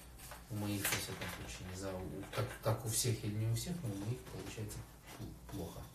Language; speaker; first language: Russian; native; Russian